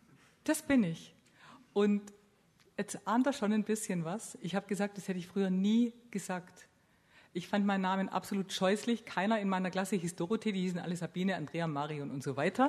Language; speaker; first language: German; native; German